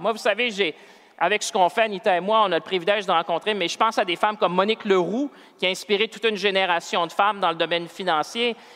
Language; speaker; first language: French; native; French